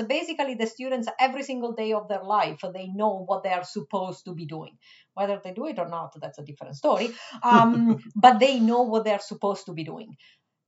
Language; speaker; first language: English; non-native, fluent; Italian